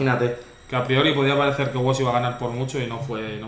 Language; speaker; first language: Spanish; native; Spanish